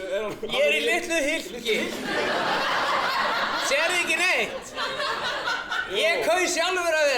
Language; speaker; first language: Icelandic; non-native, fluent; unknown